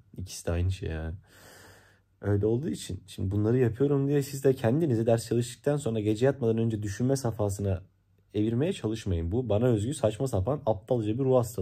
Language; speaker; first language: Turkish; native; Turkish